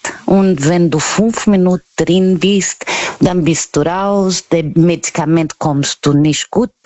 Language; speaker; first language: German; non-native, learner; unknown